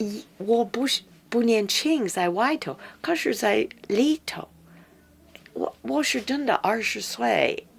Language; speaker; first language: Chinese; non-native, fluent; English